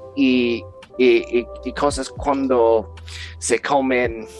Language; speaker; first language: Spanish; non-native, fluent; English